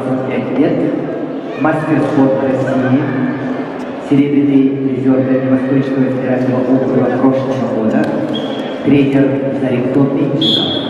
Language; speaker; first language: Russian; native; Russian